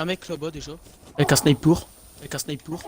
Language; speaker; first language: French; native; French